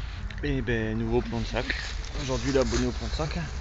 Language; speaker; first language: French; native; French